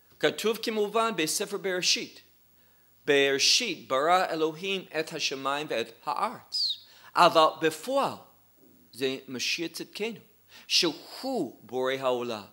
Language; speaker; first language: Hebrew; non-native, fluent; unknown